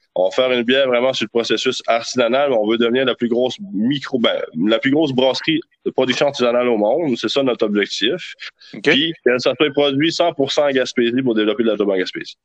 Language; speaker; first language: French; native; French